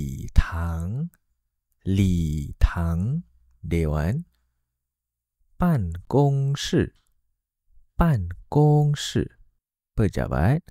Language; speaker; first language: Chinese; non-native, fluent; Malay